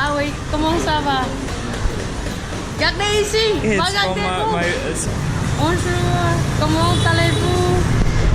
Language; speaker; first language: French; non-native, learner; Vietnamese